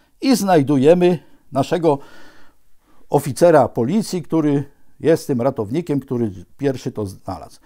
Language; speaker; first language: Polish; native; Polish